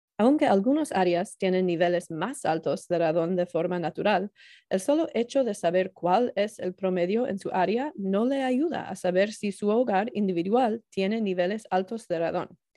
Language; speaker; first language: Spanish; non-native, learner; English